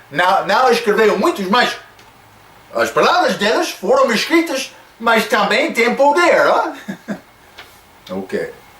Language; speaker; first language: Portuguese; non-native, fluent; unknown